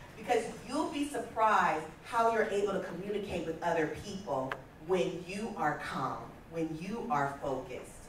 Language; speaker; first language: English; native; English